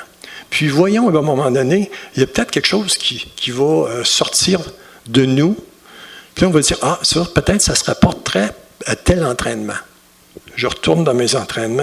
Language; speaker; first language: French; native; French